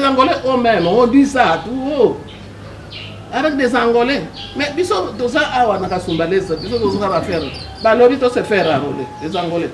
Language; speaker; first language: French; non-native, local second language; Lingala